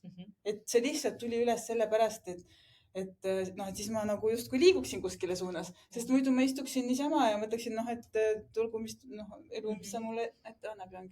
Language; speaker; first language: Estonian; native; Estonian